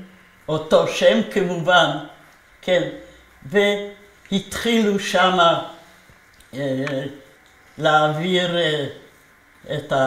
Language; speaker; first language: Hebrew; non-native, fluent; Polish